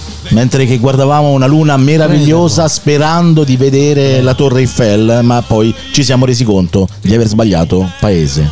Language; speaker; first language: Italian; native; Italian